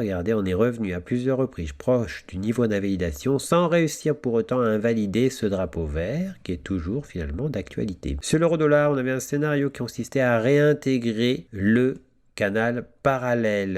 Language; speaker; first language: French; native; French